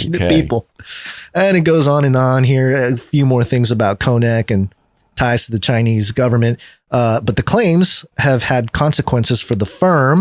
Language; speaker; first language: English; native; English